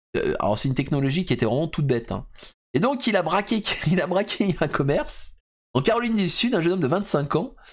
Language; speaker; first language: French; native; French